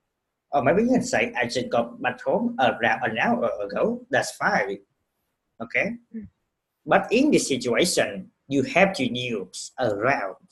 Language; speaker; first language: English; non-native, fluent; Vietnamese